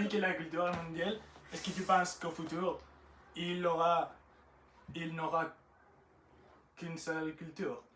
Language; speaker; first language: French; non-native, learner; Spanish